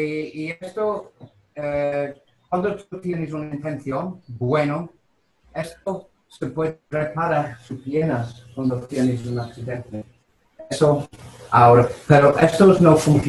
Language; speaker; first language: Spanish; non-native, learner; English